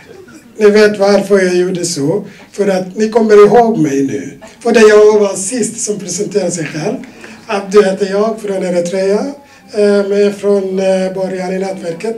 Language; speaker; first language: Swedish; non-native, fluent; Arabic